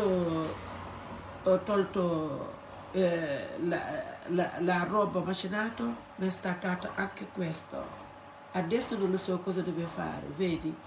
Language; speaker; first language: Italian; non-native, learner; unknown